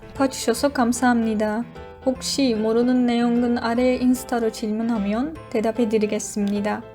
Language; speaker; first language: Korean; non-native, learner; Turkish